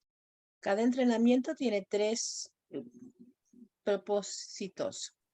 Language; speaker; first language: Spanish; non-native, fluent; English